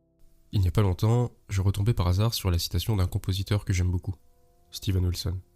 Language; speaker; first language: French; native; French